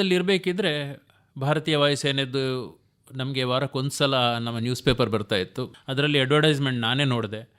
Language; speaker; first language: Kannada; non-native, local second language; Tulu